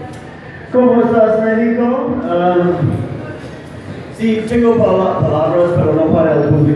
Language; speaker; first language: Spanish; non-native, learner; English